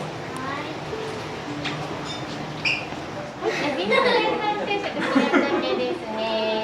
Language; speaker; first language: Japanese; native; Japanese